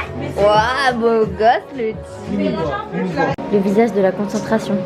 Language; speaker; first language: French; native; French